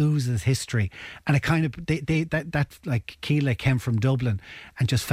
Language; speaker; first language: English; native; English